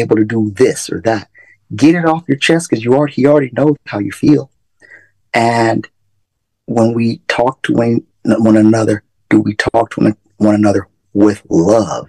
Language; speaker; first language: English; native; English